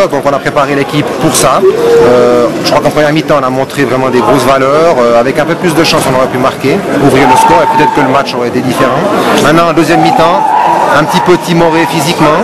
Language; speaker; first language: French; native; French